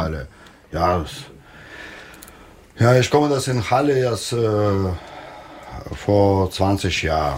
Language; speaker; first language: German; non-native, learner; Russian